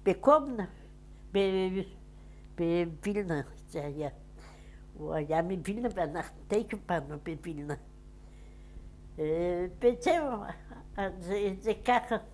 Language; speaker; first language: Hebrew; non-native, fluent; Yiddish